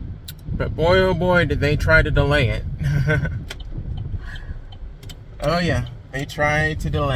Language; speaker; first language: English; native; English